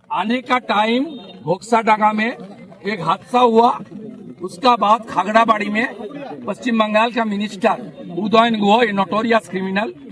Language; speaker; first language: Hindi; non-native, local second language; Bangla